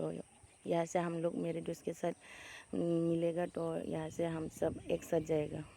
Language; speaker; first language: Hindi; non-native, local second language; Kok Borok